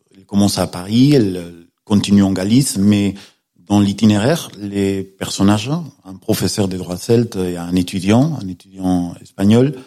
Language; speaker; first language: French; non-native, fluent; Spanish